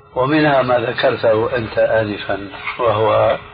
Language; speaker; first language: Arabic; early bilingual, other home language; Albanian